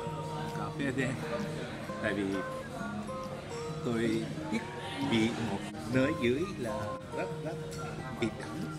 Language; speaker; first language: Vietnamese; non-native, learner; Japanese